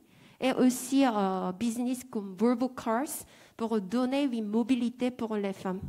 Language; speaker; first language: French; non-native, fluent; Korean